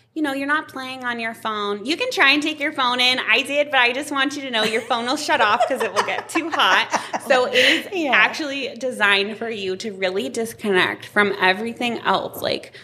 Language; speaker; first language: English; native; English